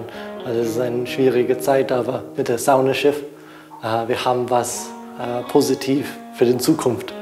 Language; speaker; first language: German; non-native, fluent; English